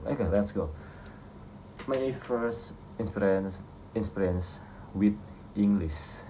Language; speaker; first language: English; non-native, learner; Indonesian